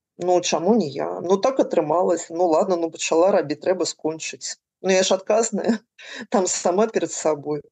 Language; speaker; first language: Belarusian; native; Belarusian